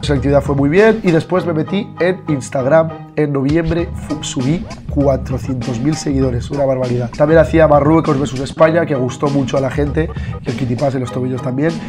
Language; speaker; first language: Spanish; early bilingual, other home language; Arabic